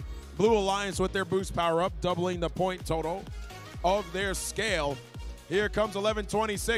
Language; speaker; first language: English; native; English